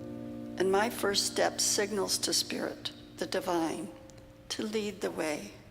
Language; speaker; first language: English; native; English